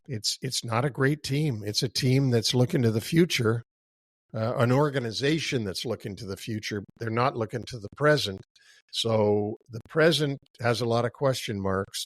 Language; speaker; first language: English; native; English